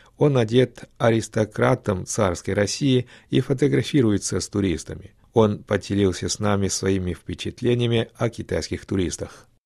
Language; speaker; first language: Russian; non-native, fluent; Chinese